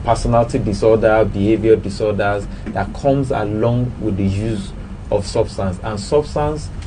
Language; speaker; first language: English; non-native, local second language; Yoruba